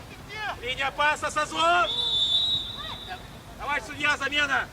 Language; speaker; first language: Russian; native; Russian